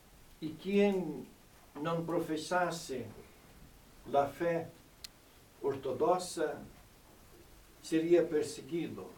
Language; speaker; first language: Spanish; non-native, fluent; Portuguese